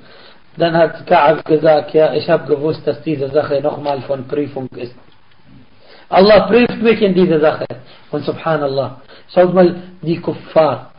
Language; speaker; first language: German; non-native, fluent; Arabic